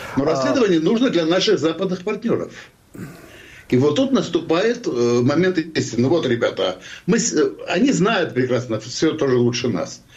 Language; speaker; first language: Russian; non-native, local second language; Georgian